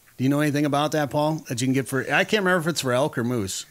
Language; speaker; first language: English; native; English